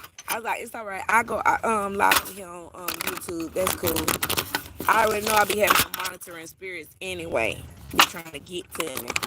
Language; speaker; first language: English; native; English